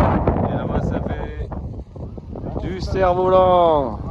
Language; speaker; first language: French; native; French